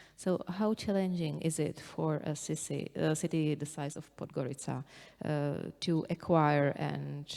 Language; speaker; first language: English; non-native, fluent; Czech